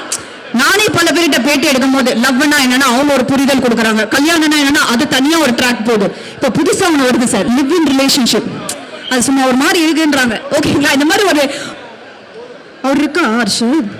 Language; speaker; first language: Tamil; native; Tamil